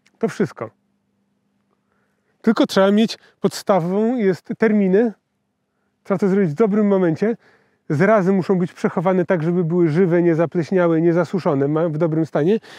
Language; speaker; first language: Polish; native; Polish